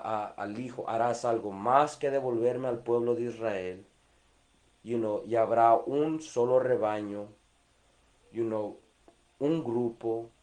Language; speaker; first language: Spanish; early bilingual, heritage; Spanish